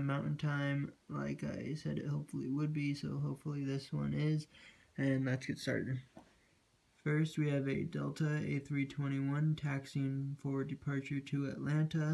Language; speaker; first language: English; native; English